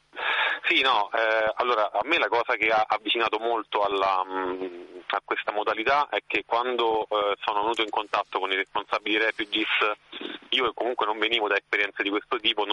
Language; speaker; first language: Italian; native; Italian